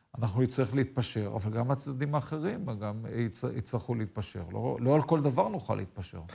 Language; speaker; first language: Hebrew; native; Hebrew